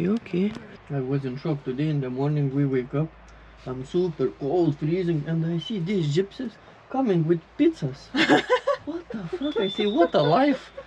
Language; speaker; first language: English; non-native, learner; Lithuanian